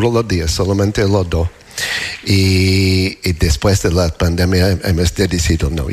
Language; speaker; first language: Spanish; non-native, learner; English